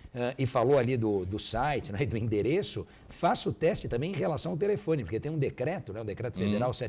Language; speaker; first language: Portuguese; native; Portuguese